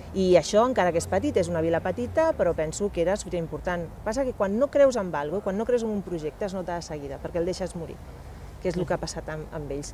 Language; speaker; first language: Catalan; non-native, local second language; Spanish